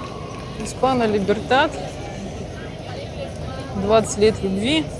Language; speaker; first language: Russian; native; Russian